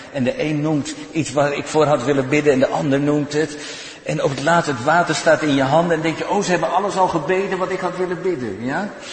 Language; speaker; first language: Dutch; native; Dutch